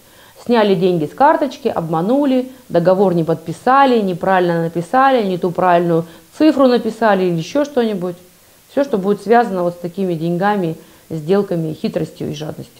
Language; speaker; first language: Russian; native; Russian